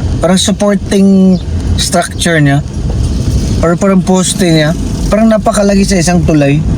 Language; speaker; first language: Filipino; native; Filipino